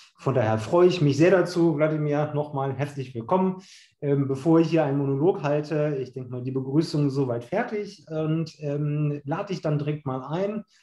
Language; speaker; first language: German; native; German